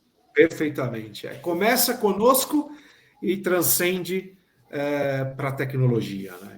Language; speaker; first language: Portuguese; native; Portuguese